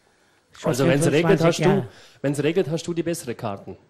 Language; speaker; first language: German; native; German